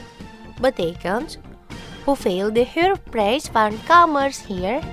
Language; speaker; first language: Dutch; non-native, fluent; Indonesian